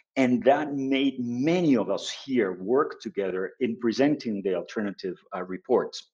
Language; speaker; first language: English; non-native, fluent; Spanish